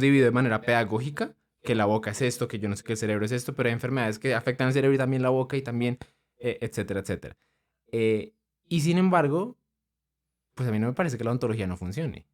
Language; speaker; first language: Spanish; native; Spanish